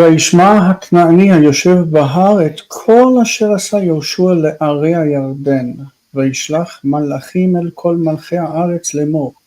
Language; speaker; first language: Hebrew; non-native, fluent; English